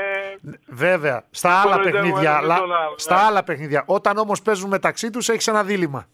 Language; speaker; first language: Greek; native; Greek